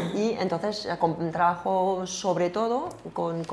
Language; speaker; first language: Spanish; non-native, fluent; French